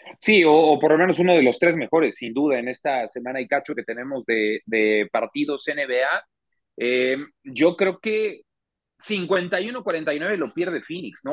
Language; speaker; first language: Spanish; native; Spanish